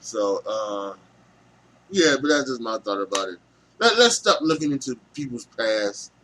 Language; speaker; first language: English; native; English